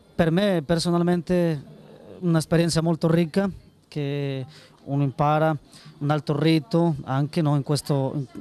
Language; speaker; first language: Italian; non-native, learner; Spanish